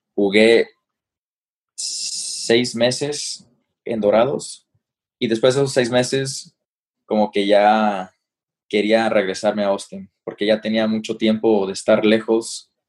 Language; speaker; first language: Spanish; early bilingual, heritage; Spanish